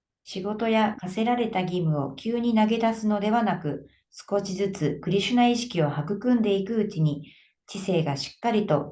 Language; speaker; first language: Japanese; native; Japanese